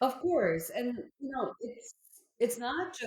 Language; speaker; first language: English; early bilingual, other home language; Korean